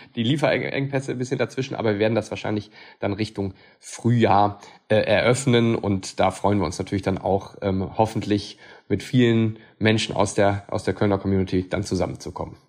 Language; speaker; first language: German; native; German